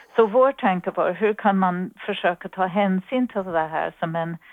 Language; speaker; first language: Swedish; non-native, fluent; English